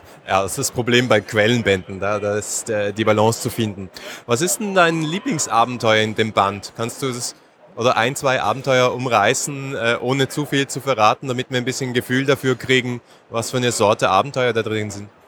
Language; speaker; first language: German; native; German